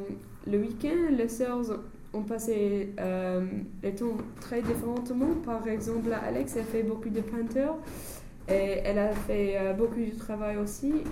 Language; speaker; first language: French; non-native, fluent; English